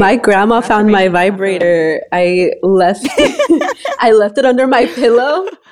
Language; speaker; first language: English; early bilingual, other home language; Spanish